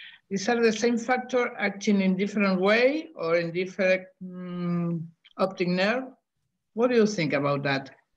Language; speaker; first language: English; non-native, fluent; Spanish